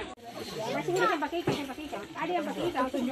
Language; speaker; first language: Malay; native; Malay